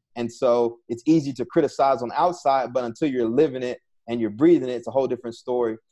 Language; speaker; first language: English; native; English